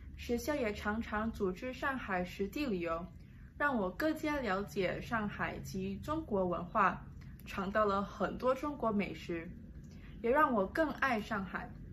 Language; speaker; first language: Chinese; non-native, local second language; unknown